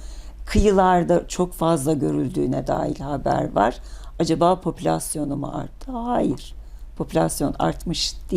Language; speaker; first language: Turkish; native; Turkish